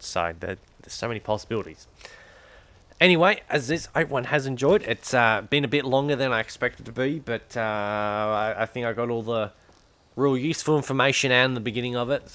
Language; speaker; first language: English; native; English